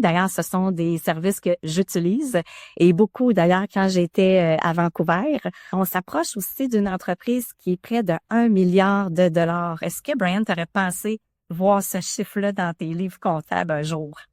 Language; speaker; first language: French; native; French